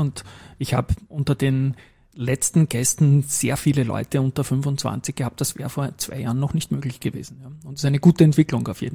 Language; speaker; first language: German; native; German